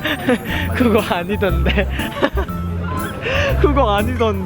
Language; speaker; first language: Korean; non-native, learner; Filipino